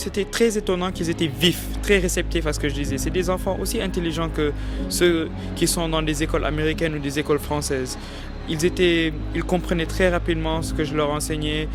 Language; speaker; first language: French; non-native, local second language; Wolof